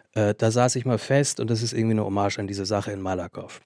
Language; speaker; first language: German; native; German